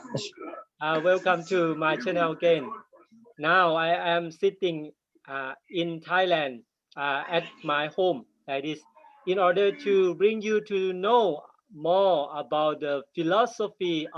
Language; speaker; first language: English; non-native, learner; Thai